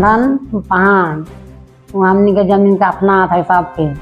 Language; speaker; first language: Hindi; non-native, local second language; Sadri